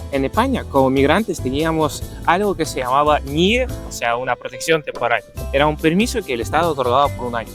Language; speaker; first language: Spanish; non-native, fluent; Ukrainian